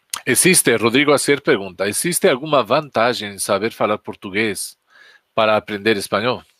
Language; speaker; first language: Portuguese; non-native, fluent; Spanish